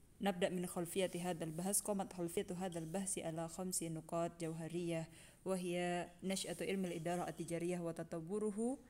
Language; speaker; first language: Arabic; non-native, fluent; Indonesian